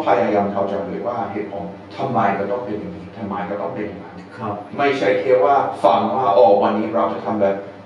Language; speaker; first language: Thai; non-native, fluent; English